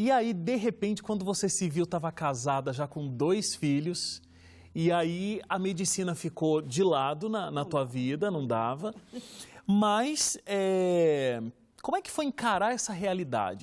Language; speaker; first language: Portuguese; native; Portuguese